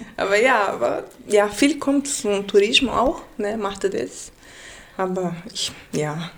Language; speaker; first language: German; non-native, learner; Portuguese